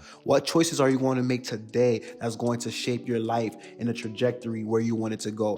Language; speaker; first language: English; native; English